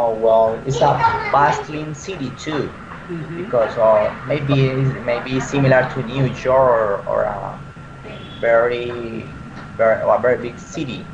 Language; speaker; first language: English; non-native, learner; Spanish